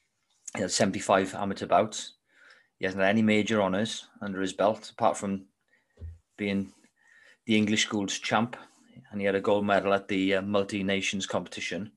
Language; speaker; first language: English; native; English